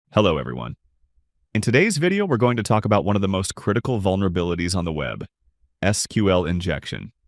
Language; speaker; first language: English; non-native, fluent; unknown